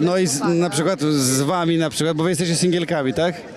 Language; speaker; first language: Polish; native; Polish